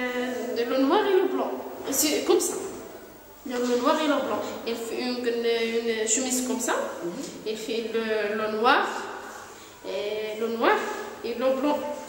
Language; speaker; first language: French; non-native, learner; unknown